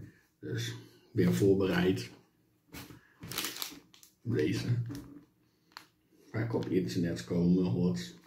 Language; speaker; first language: Dutch; non-native, learner; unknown